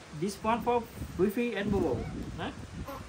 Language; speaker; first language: English; non-native, learner; Khmer